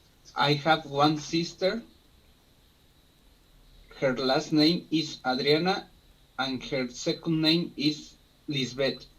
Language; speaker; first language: English; non-native, learner; Spanish